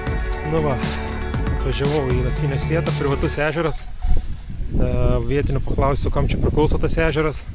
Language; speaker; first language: Lithuanian; native; Lithuanian